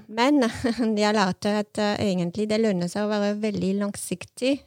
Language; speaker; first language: Norwegian; non-native, fluent; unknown